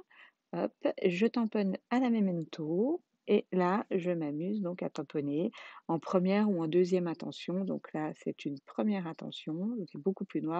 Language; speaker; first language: French; native; French